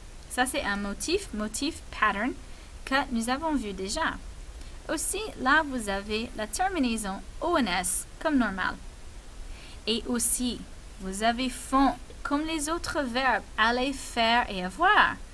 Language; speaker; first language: French; non-native, fluent; English